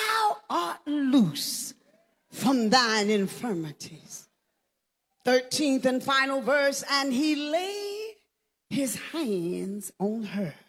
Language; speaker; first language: English; native; English